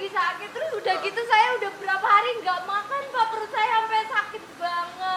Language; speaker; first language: Indonesian; native; Indonesian